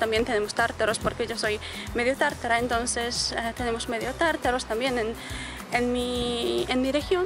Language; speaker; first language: Spanish; non-native, fluent; Polish